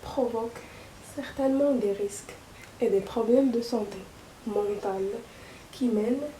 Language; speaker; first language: French; non-native, local second language; Arabic